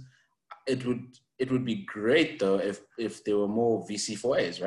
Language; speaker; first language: English; non-native, local second language; Shona